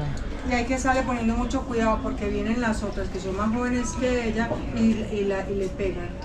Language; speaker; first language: Spanish; native; Spanish